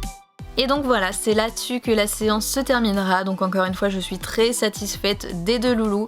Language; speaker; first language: French; native; French